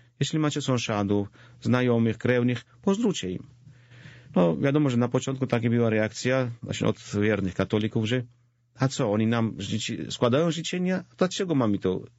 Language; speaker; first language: Polish; non-native, fluent; Georgian